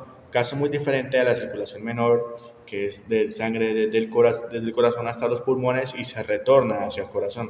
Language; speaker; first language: Spanish; native; Spanish